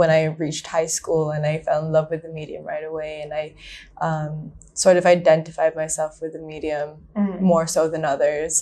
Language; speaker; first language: English; non-native, local second language; Filipino